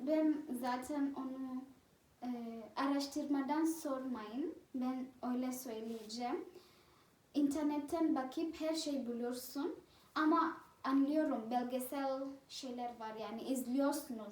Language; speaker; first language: Turkish; non-native, fluent; Swahili